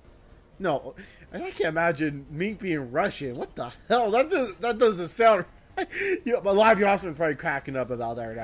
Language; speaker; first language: English; native; English